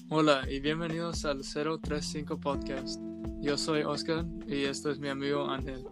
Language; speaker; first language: Spanish; early bilingual, heritage; Spanish